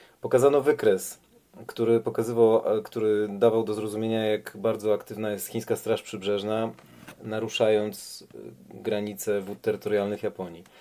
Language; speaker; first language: Polish; native; Polish